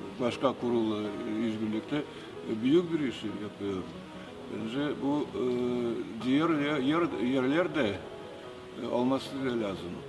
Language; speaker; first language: Turkish; non-native, fluent; Russian